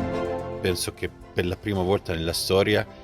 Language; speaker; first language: Italian; non-native, fluent; Arabic